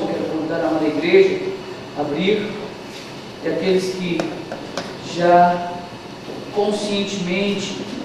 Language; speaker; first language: Portuguese; native; Portuguese